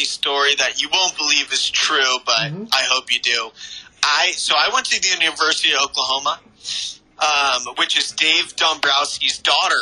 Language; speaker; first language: English; native; English